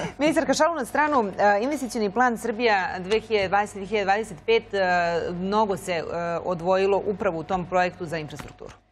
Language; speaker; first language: Serbian; native; Serbian